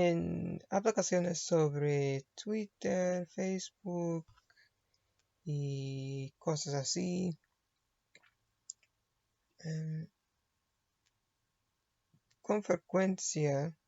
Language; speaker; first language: Spanish; non-native, learner; English